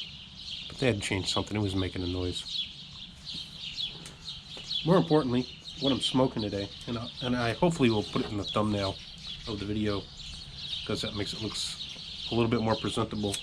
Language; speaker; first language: English; native; English